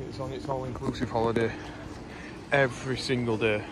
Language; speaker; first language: English; native; English